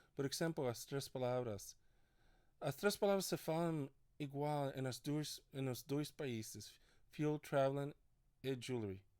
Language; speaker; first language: Portuguese; non-native, learner; English